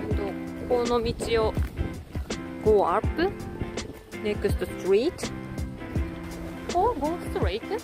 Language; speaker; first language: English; non-native, learner; Japanese